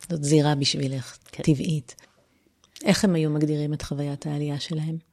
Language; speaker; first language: Hebrew; native; Hebrew